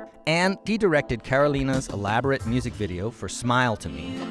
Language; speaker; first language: English; native; English